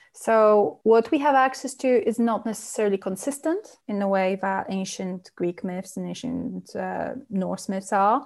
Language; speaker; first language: English; non-native, fluent; Polish